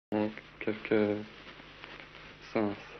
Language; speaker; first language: French; non-native, fluent; English